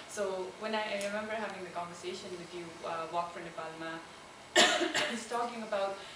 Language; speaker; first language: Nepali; native; Nepali